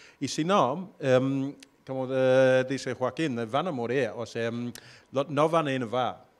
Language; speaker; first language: Spanish; non-native, fluent; English